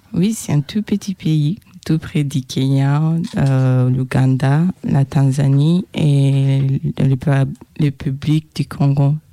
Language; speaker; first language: French; non-native, local second language; Kinyarwanda